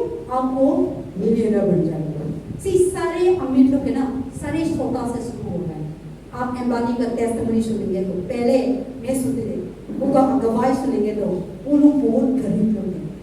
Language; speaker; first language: Hindi; non-native, local second language; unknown